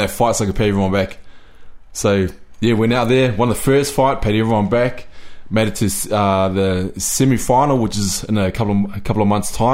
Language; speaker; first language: English; native; English